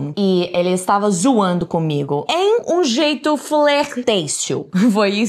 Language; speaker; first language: Portuguese; non-native, fluent; English